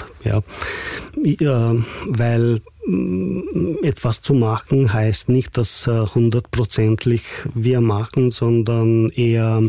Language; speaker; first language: German; non-native, fluent; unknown